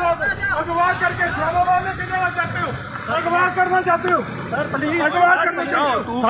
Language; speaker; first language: Hindi; non-native, local second language; Punjabi